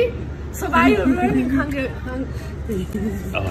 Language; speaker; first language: English; non-native, learner; Hungarian